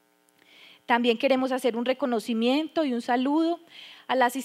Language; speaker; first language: Spanish; native; Spanish